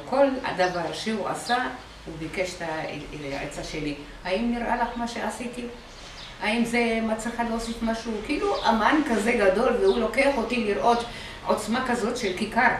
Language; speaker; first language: Hebrew; non-native, fluent; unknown